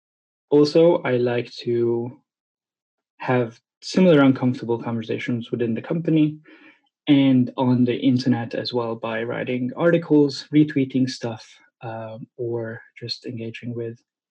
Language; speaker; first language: English; non-native, fluent; Hungarian